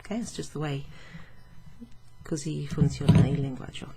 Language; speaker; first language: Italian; non-native, fluent; English